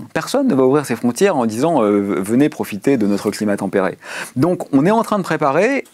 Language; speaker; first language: French; native; French